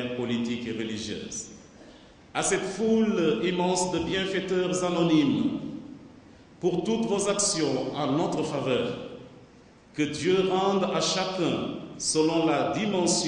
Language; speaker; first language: French; non-native, local second language; Jola-Fonyi